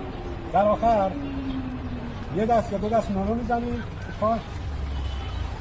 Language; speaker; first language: Persian; native; Persian